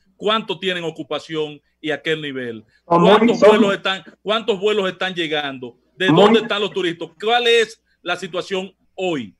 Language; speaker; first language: Spanish; native; Spanish